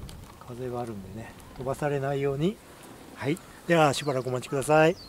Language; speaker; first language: Japanese; native; Japanese